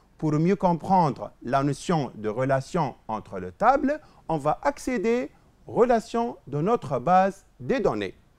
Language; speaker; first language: French; non-native, local second language; Arabic